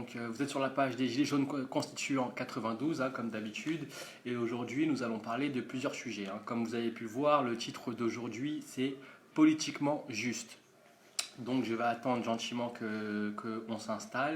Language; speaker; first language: French; native; French